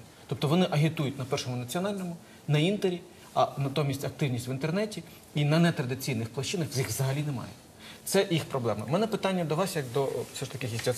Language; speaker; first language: Ukrainian; native; Ukrainian